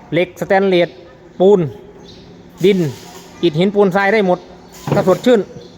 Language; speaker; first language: Thai; non-native, local second language; Lao